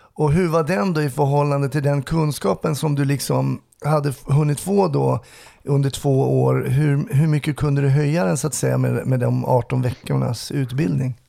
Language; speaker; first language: Swedish; native; Swedish